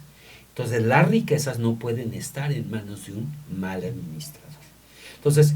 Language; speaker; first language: Spanish; native; Spanish